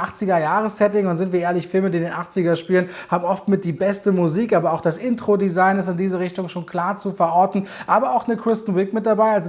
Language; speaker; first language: German; native; German